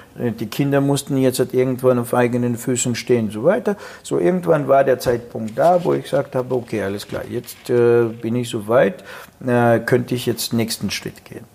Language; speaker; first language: German; non-native, fluent; Russian